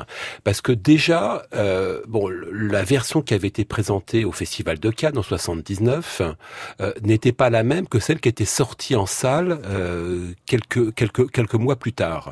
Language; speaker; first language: French; native; French